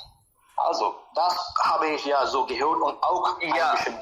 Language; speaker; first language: German; non-native, learner; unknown